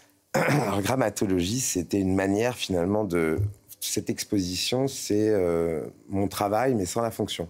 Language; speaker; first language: French; native; French